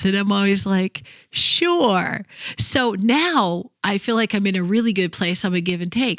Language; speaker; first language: English; native; English